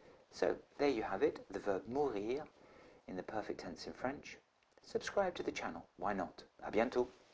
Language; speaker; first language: English; native; English